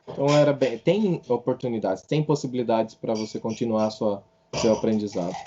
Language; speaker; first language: Portuguese; native; Portuguese